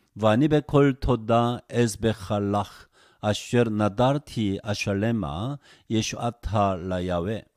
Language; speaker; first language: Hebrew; non-native, fluent; Korean